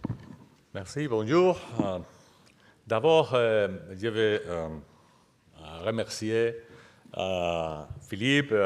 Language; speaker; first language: French; non-native, fluent; Spanish